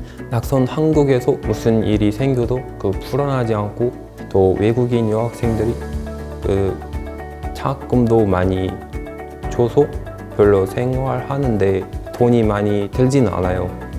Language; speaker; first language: Korean; non-native, fluent; Uzbek